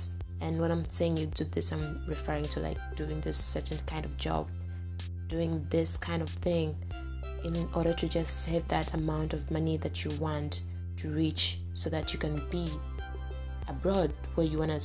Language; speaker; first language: English; non-native, local second language; Swahili